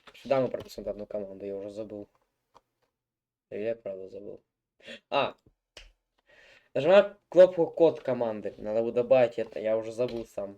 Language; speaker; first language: Russian; native; Russian